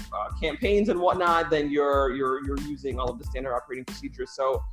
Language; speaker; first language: English; early bilingual, other home language; Russian